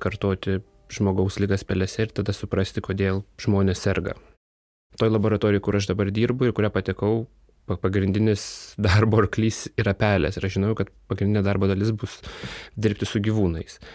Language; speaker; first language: Lithuanian; native; Lithuanian